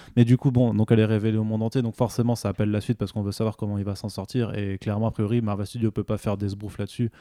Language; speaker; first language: French; native; French